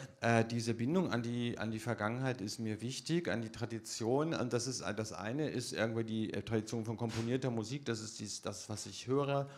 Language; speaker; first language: German; native; German